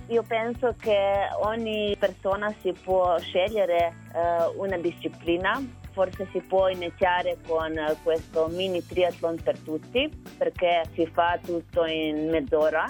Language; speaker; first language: Italian; non-native, learner; Slovenian